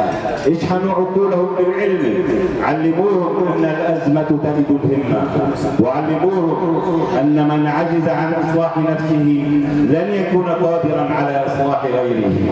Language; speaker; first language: Arabic; native; Arabic